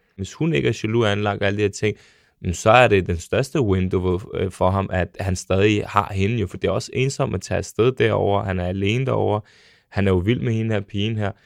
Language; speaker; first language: Danish; early bilingual, other home language; Serbian